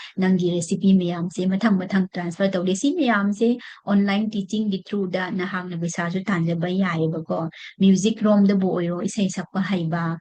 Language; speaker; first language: Manipuri; non-native, local second language; Rongmei Naga